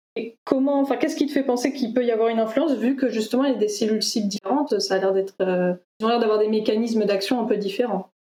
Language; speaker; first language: French; native; French